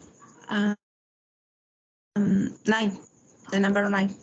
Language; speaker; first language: English; non-native, learner; Spanish